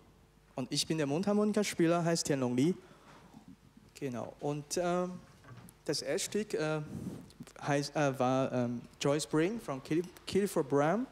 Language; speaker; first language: German; non-native, fluent; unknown